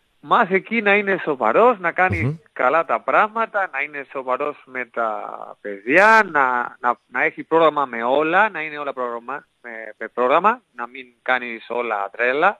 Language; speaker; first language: Greek; non-native, fluent; Spanish